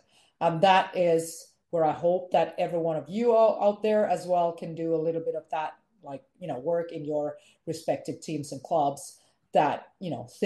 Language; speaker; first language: English; non-native, fluent; Finnish